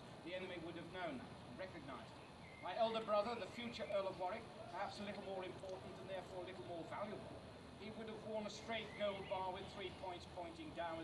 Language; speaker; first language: English; native; English